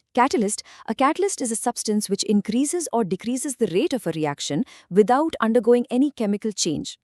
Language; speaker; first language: English; non-native, local second language; Kannada